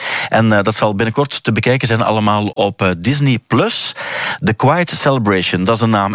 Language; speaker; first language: Dutch; native; Dutch